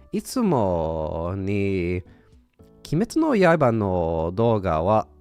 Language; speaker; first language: Japanese; non-native, learner; English